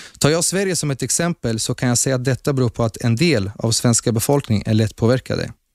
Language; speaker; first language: Swedish; early bilingual, other home language; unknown